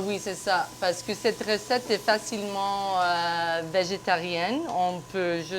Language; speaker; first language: French; non-native, local second language; English